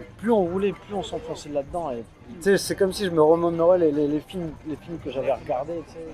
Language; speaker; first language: French; native; French